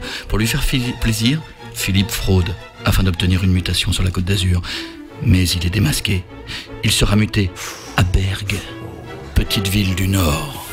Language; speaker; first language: French; native; French